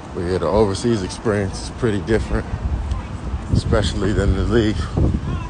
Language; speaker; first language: English; native; English